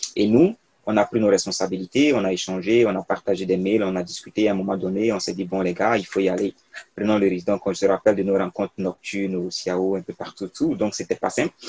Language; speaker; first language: French; non-native, local second language; Mossi